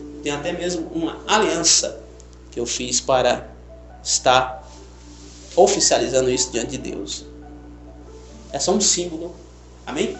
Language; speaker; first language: Portuguese; native; Portuguese